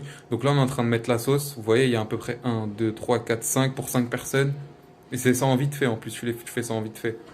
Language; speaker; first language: French; native; French